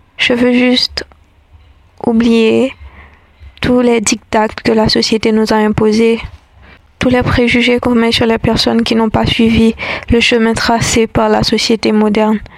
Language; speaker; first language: French; non-native, local second language; Haitian Creole